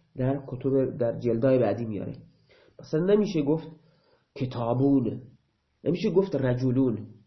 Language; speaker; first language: Persian; non-native, local second language; Baluchi